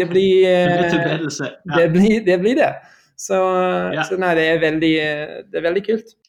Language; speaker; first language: Norwegian; non-native, learner; English